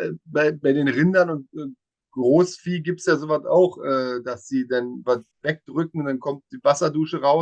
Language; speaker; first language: German; native; German